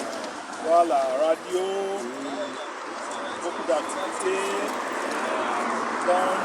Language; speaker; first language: French; non-native, learner; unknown